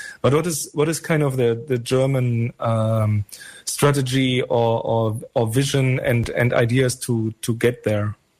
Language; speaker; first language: English; non-native, fluent; German